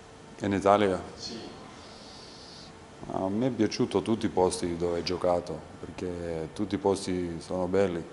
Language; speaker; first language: Italian; non-native, learner; Lithuanian